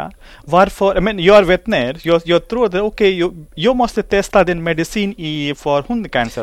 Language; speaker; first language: Swedish; non-native, learner; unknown